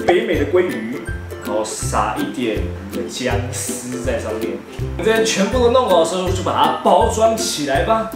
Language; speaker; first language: Chinese; native; Chinese